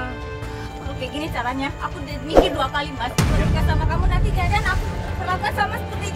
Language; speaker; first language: Indonesian; native; Indonesian